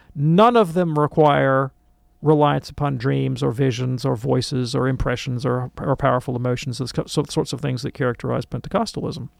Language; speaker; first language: English; native; English